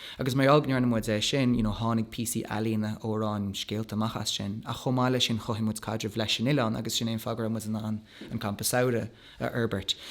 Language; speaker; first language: Irish; non-native, local second language; English